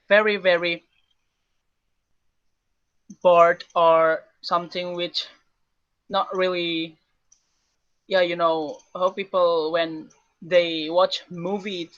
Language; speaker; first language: English; non-native, learner; Indonesian